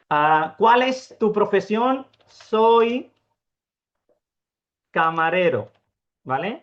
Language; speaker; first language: Spanish; non-native, fluent; Urdu